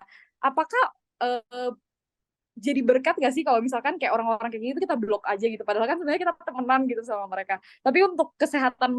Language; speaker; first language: Indonesian; native; Indonesian